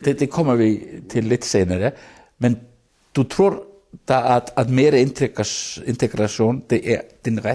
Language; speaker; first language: Danish; non-native, fluent; Icelandic